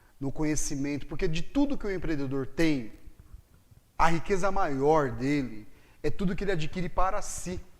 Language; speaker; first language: Portuguese; native; Portuguese